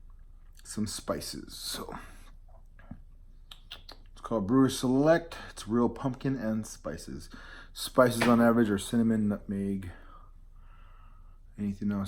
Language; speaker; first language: English; native; English